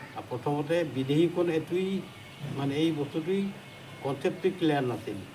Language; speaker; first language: Assamese; native; Assamese